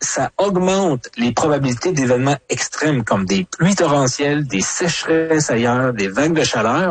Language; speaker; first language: French; native; French